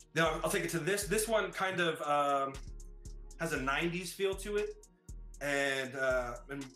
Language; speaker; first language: English; native; English